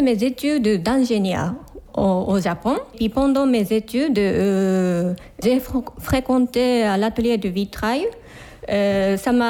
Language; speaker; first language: French; non-native, fluent; Japanese